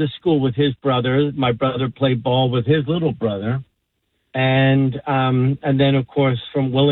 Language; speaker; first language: English; native; English